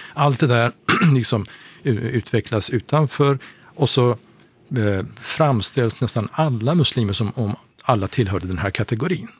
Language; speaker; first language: Swedish; non-native, fluent; Persian